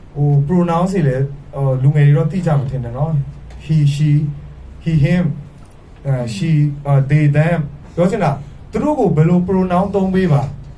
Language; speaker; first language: Burmese; non-native, local second language; Tedim Chin